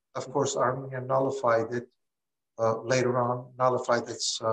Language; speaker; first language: English; early bilingual, other home language; Armenian